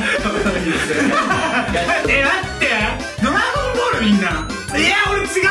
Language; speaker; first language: Japanese; native; Japanese